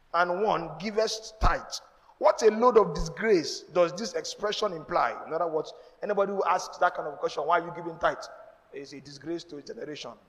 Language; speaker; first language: English; non-native, local second language; Yoruba